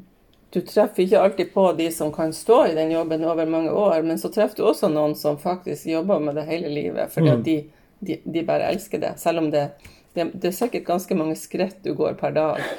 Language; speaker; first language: Norwegian; native; Norwegian